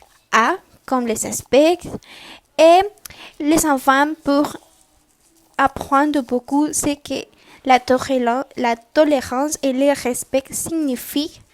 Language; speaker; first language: French; non-native, learner; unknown